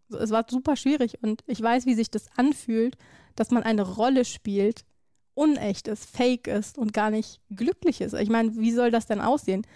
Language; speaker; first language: German; early bilingual, other home language; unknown